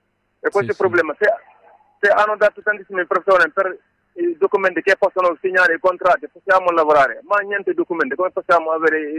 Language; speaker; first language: Italian; non-native, learner; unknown